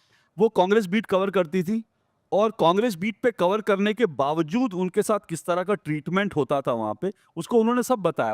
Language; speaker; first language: Hindi; native; Hindi